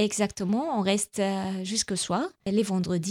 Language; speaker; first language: French; non-native, local second language; Arabic